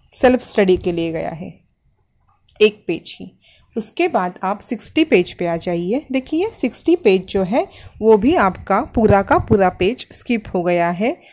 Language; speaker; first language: Hindi; non-native, local second language; Marathi